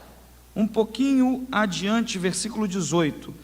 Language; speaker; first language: Portuguese; native; Portuguese